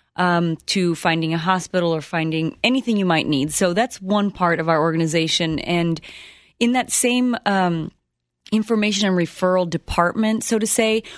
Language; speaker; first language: English; early bilingual, other home language; Spanish